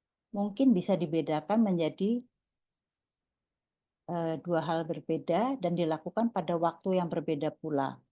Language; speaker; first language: Indonesian; native; Indonesian